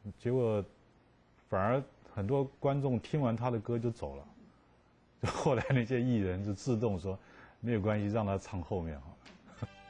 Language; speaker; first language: Chinese; native; Chinese